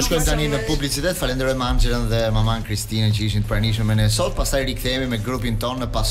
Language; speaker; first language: Albanian; native; Albanian